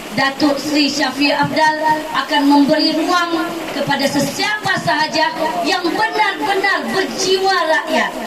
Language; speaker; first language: Malay; native; Malay